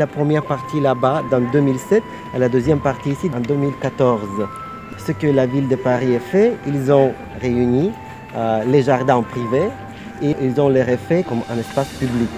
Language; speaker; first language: French; non-native, fluent; Russian